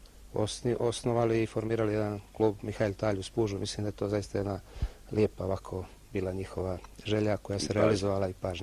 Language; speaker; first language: Bosnian; native; Bosnian